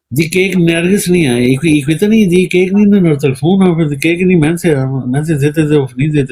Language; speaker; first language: Dutch; non-native, fluent; Punjabi